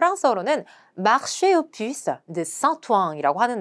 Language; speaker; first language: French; non-native, fluent; Korean